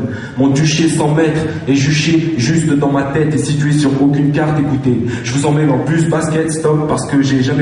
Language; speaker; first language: French; native; French